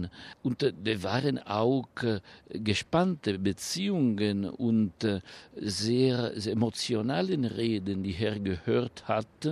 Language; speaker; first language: German; non-native, fluent; Italian